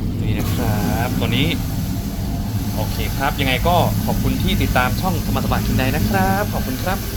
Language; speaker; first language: Thai; native; Thai